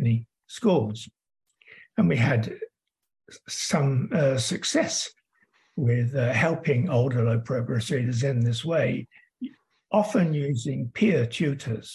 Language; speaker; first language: English; native; English